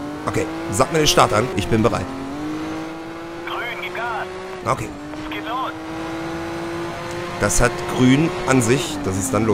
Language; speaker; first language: German; native; German